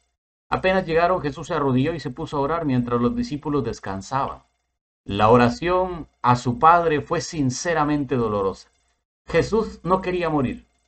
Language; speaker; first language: Spanish; native; Spanish